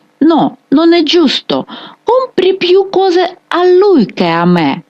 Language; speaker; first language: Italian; non-native, fluent; Ukrainian